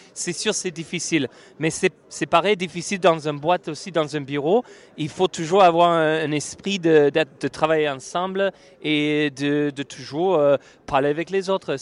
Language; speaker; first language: French; non-native, fluent; English